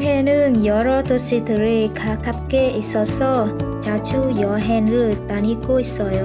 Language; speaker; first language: Korean; non-native, learner; Vietnamese